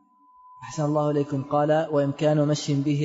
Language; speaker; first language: Arabic; native; Arabic